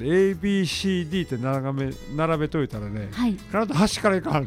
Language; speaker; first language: Japanese; native; Japanese